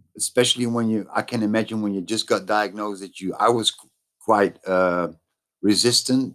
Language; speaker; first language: English; non-native, fluent; Dutch